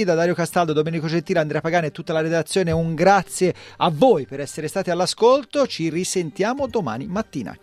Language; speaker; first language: Italian; native; Italian